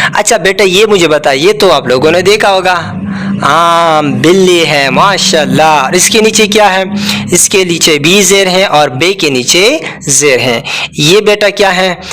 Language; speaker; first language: Urdu; non-native, local second language; Pashto